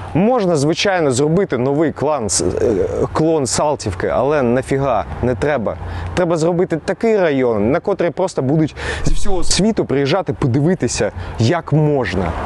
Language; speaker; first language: Ukrainian; non-native, local second language; Russian